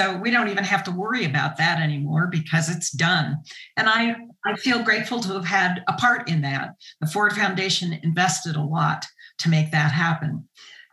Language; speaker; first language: English; native; English